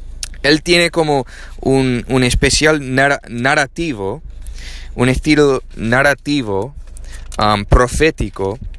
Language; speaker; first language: Spanish; non-native, learner; English